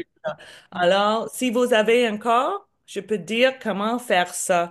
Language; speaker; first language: French; non-native, learner; English